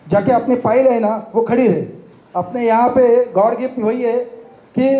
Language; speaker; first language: Hindi; non-native, local second language; Marathi